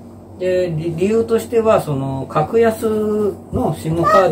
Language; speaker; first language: Japanese; native; Japanese